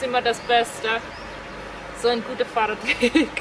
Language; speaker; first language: German; non-native, fluent; Russian